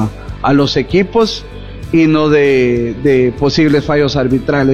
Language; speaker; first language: Spanish; native; Spanish